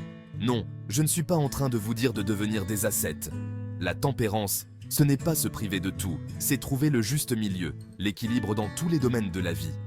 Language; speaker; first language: French; native; French